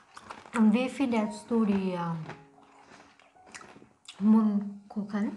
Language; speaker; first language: German; non-native, learner; Vietnamese